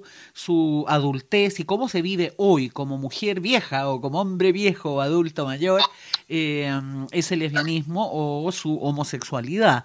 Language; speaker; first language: Spanish; native; Spanish